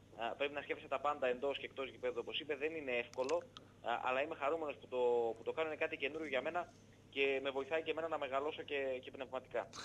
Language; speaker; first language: Greek; native; Greek